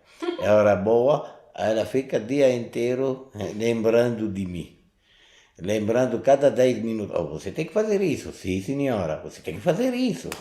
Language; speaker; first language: Portuguese; non-native, learner; Arabic